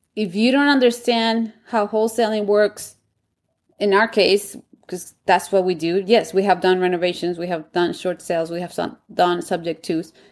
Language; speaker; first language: English; non-native, fluent; Spanish